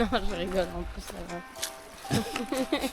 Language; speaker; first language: French; native; French